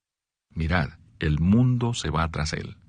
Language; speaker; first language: Spanish; native; Spanish